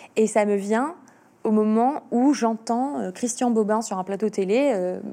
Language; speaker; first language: French; native; French